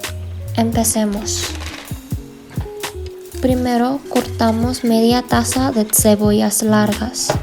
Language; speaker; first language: Spanish; non-native, fluent; Korean